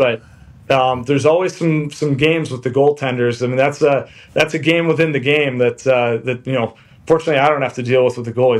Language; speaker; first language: English; native; English